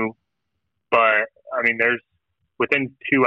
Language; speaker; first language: English; native; English